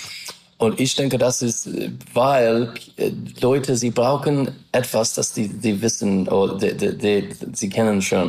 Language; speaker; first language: German; non-native, learner; English